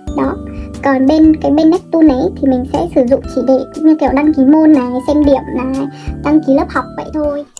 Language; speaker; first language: Vietnamese; native; Vietnamese